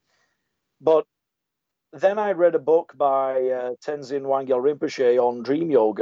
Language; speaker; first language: English; native; English